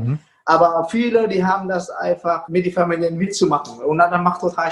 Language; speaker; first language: German; non-native, fluent; Vietnamese